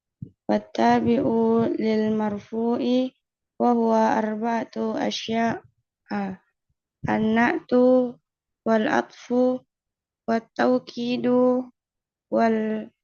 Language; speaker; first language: Arabic; non-native, learner; Indonesian